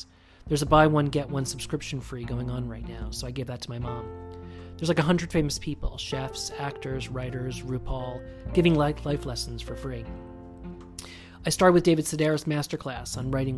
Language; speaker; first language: English; native; English